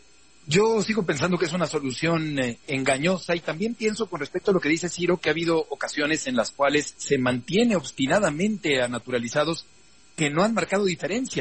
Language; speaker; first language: Spanish; native; Spanish